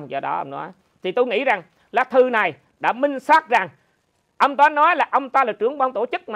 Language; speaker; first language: Vietnamese; native; Vietnamese